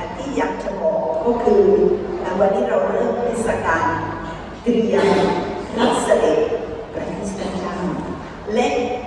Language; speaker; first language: Thai; non-native, fluent; Spanish